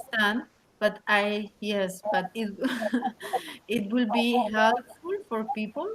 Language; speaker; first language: English; non-native, learner; Spanish